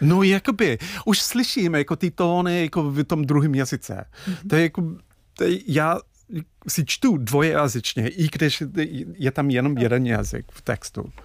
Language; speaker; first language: Czech; non-native, fluent; English